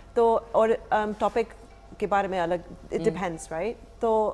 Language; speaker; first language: Urdu; non-native, fluent; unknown